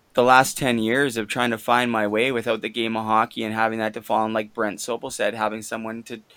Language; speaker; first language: English; native; English